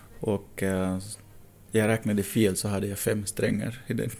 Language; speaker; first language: Swedish; non-native, fluent; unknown